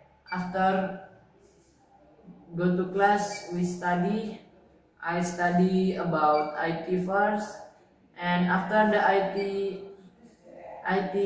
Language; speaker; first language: English; non-native, learner; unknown